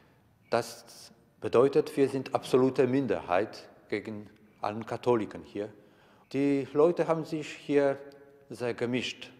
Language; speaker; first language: German; non-native, fluent; Polish